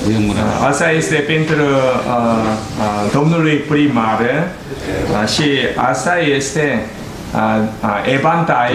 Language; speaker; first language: Romanian; non-native, learner; Korean